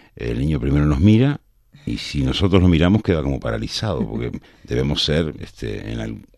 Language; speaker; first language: Spanish; native; Spanish